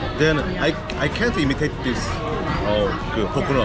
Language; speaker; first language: English; non-native, learner; Korean